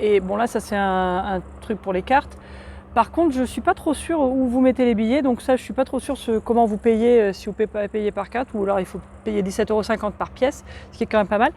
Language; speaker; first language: French; native; French